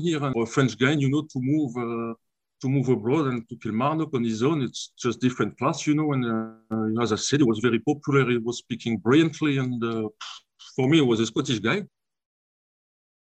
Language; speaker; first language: English; non-native, fluent; French